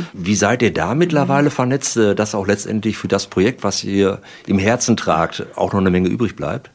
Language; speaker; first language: German; native; German